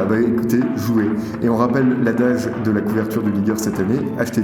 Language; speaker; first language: French; native; French